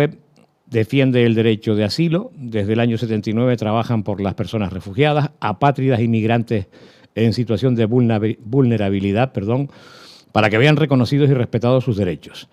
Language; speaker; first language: Spanish; native; Spanish